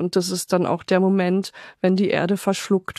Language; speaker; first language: German; native; German